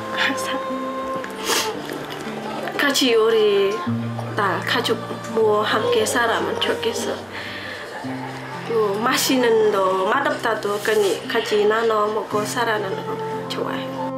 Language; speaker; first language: Korean; non-native, learner; Khmer